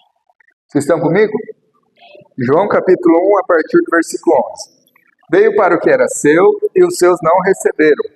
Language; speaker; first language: Portuguese; native; Portuguese